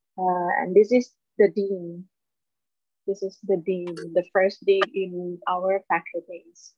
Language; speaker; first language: English; non-native, learner; Thai